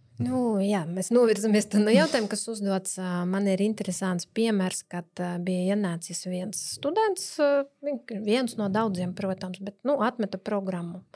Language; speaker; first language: Latvian; non-native, local second language; Russian